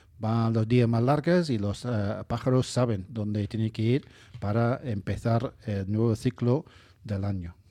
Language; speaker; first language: Spanish; non-native, fluent; English